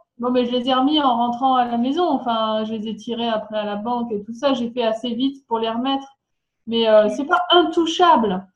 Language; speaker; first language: French; native; French